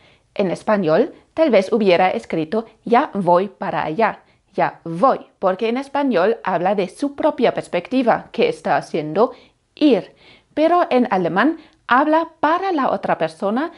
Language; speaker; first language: Spanish; non-native, fluent; German